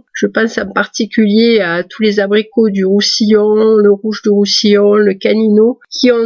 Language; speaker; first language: French; native; French